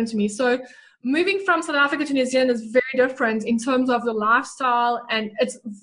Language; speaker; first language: English; non-native, local second language; Afrikaans